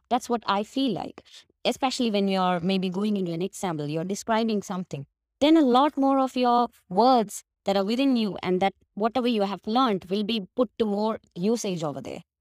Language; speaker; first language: English; non-native, local second language; Malayalam